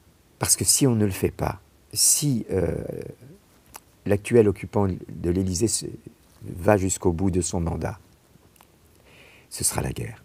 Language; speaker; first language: French; native; French